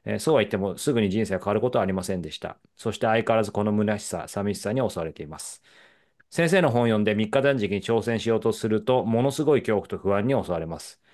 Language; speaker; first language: Japanese; native; Japanese